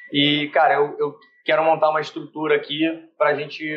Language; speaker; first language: Portuguese; native; Portuguese